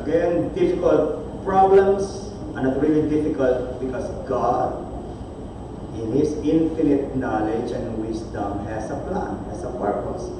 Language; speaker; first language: English; non-native, local second language; Filipino